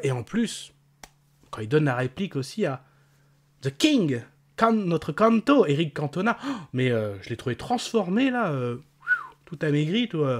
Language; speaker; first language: French; native; French